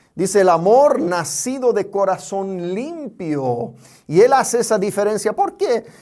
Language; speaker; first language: Spanish; non-native, fluent; English